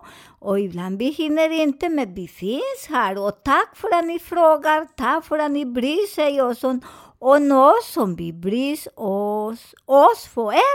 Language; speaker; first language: Swedish; non-native, fluent; Spanish